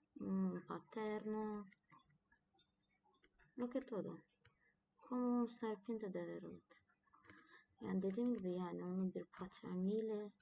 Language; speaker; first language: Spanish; non-native, learner; Turkish